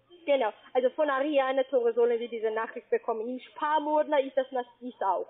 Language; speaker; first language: German; non-native, learner; Spanish